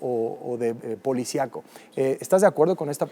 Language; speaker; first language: Spanish; native; Spanish